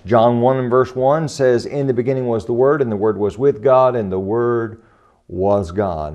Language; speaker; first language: English; native; English